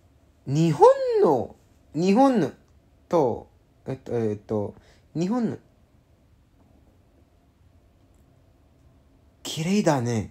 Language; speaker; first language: Japanese; non-native, learner; English